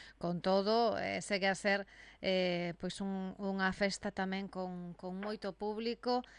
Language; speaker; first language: Galician; native; Galician